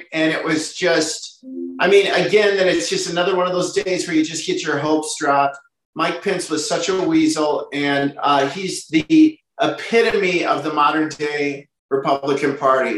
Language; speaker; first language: English; native; English